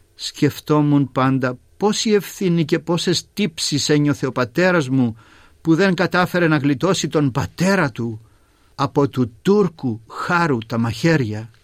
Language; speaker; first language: Greek; native; Greek